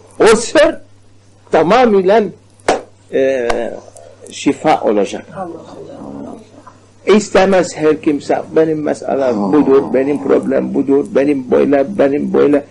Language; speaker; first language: Turkish; non-native, learner; Arabic